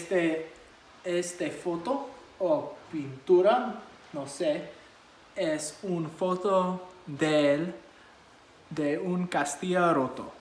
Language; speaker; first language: Spanish; non-native, learner; English